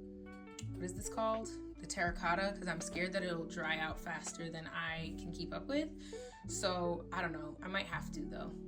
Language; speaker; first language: English; native; English